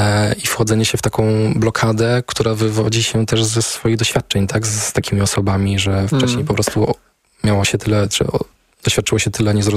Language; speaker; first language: Polish; native; Polish